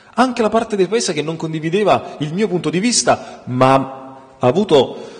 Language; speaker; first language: Italian; native; Italian